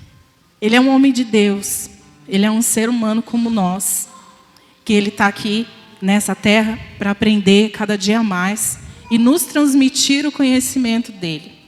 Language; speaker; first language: Portuguese; native; Portuguese